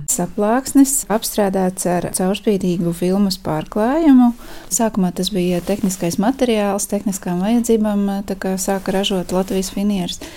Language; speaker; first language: Latvian; native; Latvian